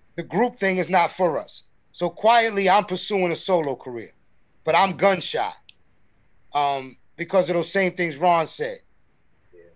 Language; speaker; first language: English; native; English